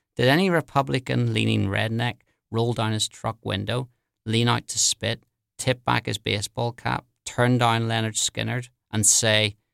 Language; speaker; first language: English; native; English